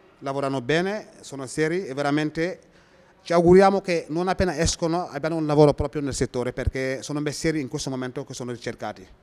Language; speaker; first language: Italian; non-native, fluent; Wolof